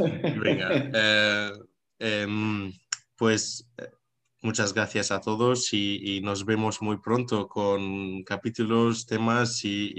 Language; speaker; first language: Spanish; non-native, local second language; Arabic